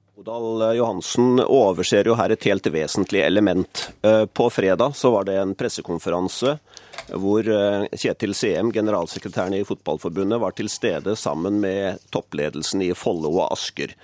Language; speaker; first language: Norwegian; native; Norwegian